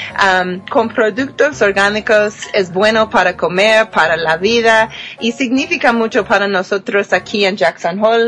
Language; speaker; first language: Spanish; non-native, fluent; English